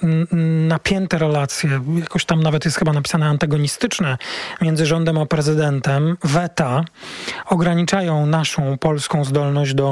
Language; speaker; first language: Polish; native; Polish